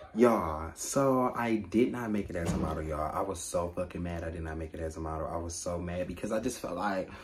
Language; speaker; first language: English; native; English